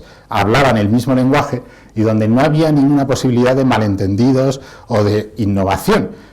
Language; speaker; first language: Spanish; native; Spanish